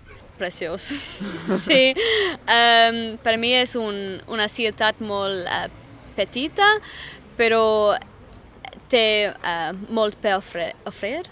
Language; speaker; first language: Catalan; non-native, fluent; English